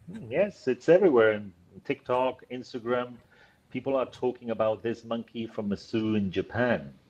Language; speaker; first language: English; non-native, fluent; Spanish